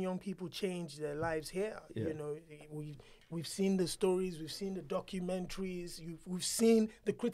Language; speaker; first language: English; non-native, local second language; Yoruba